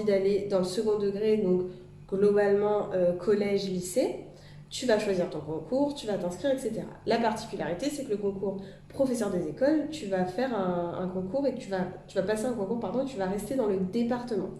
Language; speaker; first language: French; native; French